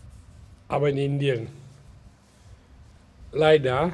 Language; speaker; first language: German; non-native, learner; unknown